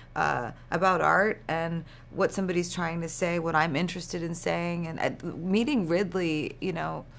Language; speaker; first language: English; native; English